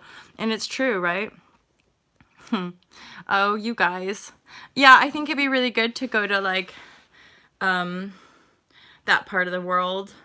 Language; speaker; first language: English; native; English